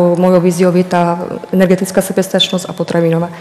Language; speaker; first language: Slovak; native; Slovak